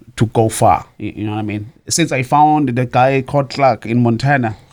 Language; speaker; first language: English; non-native, fluent; Zulu